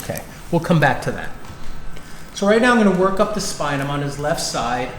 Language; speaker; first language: English; native; English